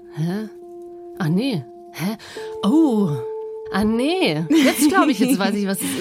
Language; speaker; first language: German; native; German